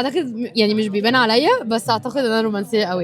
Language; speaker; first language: Arabic; native; Arabic